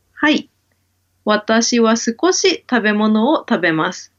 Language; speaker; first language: Japanese; non-native, learner; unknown